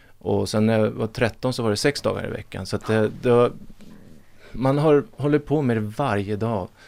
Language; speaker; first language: Swedish; native; Swedish